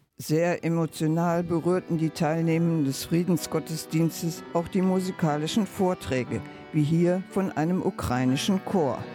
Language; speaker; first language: German; native; German